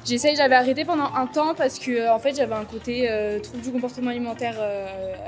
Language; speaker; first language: French; native; French